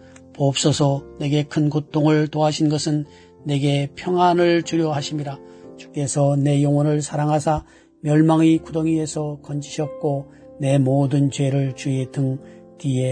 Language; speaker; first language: Korean; native; Korean